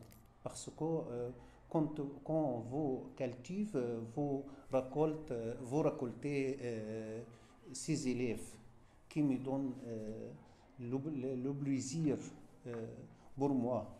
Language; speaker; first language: French; non-native, fluent; Arabic